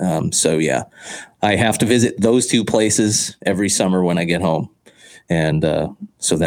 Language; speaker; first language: English; native; English